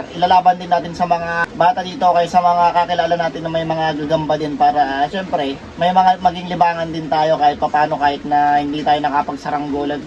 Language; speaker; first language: Filipino; non-native, local second language; Iloko